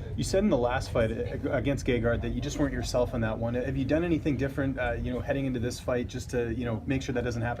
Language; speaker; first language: English; native; English